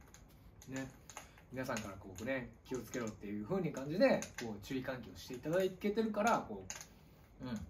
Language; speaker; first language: Japanese; native; Japanese